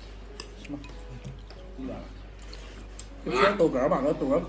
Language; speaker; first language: Chinese; native; Chinese